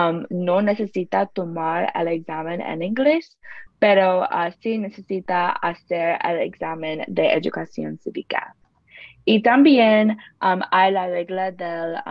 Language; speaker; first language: Spanish; non-native, learner; English